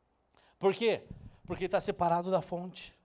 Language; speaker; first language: Portuguese; native; Portuguese